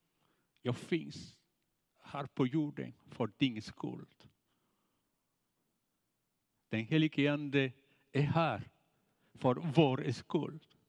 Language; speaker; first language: Swedish; non-native, fluent; Spanish